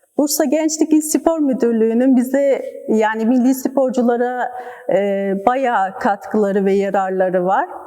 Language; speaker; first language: Turkish; native; Turkish